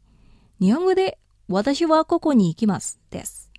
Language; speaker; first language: Japanese; non-native, fluent; Indonesian